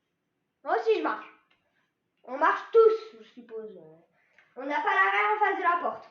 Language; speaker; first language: French; native; French